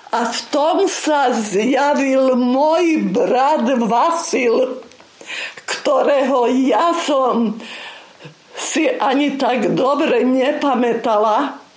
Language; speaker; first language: Slovak; non-native, local second language; Rusyn